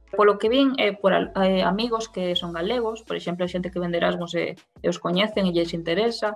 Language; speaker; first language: Galician; non-native, local second language; Spanish